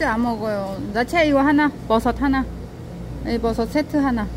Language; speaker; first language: Korean; non-native, learner; Vietnamese